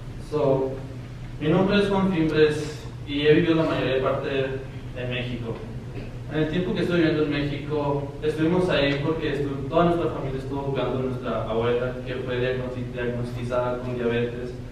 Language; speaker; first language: Spanish; native; Spanish